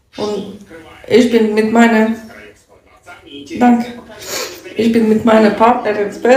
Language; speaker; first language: German; non-native, learner; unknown